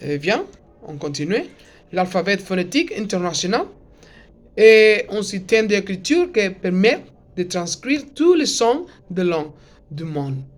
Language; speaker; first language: French; non-native, learner; Spanish